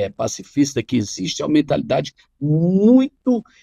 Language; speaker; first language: Portuguese; non-native, fluent; Arabic